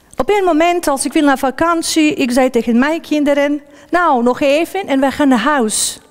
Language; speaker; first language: Dutch; non-native, fluent; Bosnian